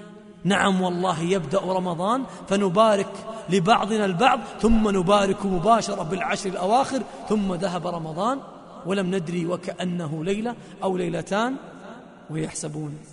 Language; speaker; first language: Arabic; native; Arabic